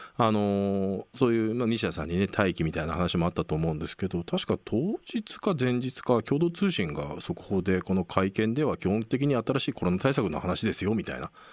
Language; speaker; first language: Japanese; native; Japanese